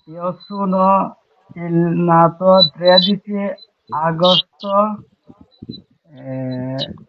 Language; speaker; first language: Italian; non-native, learner; Bangla